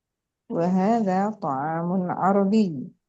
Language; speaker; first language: Arabic; non-native, learner; Indonesian